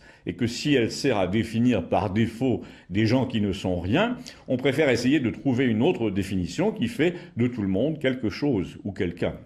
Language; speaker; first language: French; native; French